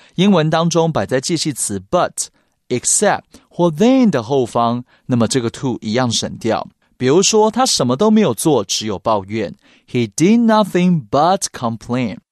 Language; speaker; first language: Chinese; native; Chinese